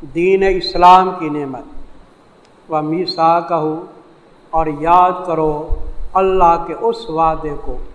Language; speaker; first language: Urdu; non-native, local second language; Saraiki